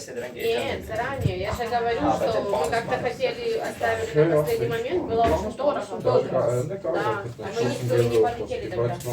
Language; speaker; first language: Russian; native; Russian